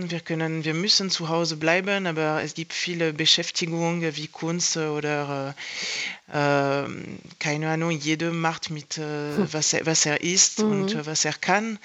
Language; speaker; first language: German; non-native, fluent; French